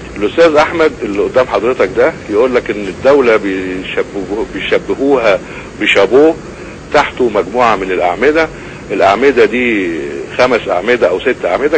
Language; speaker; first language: Arabic; native; Arabic